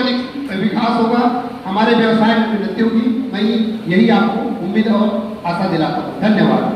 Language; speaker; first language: Hindi; native; Hindi